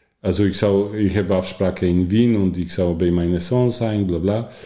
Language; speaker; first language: German; non-native, learner; Polish